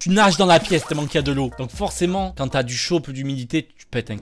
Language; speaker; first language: French; native; French